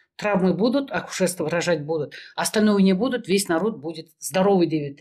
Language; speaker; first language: Russian; non-native, local second language; Kazakh